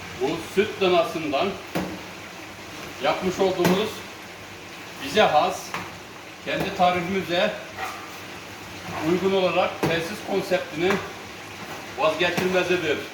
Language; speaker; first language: Turkish; native; Turkish